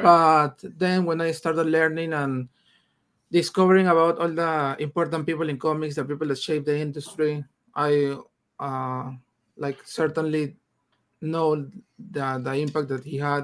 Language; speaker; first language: English; non-native, fluent; Spanish